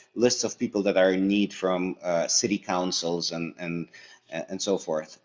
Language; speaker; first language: English; early bilingual, other home language; Russian